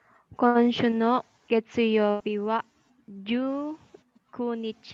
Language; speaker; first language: Japanese; non-native, learner; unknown